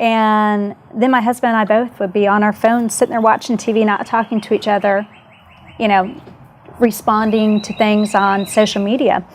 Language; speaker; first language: English; native; English